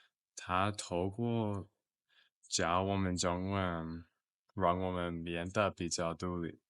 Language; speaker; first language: Chinese; non-native, learner; English